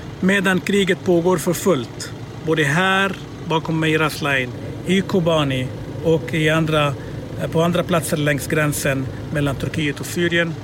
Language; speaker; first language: Swedish; non-native, fluent; Arabic